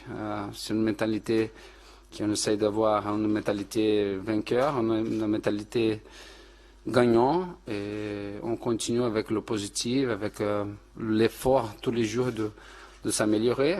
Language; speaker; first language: French; non-native, fluent; Portuguese